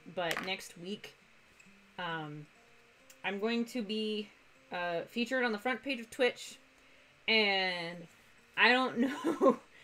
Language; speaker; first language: English; native; English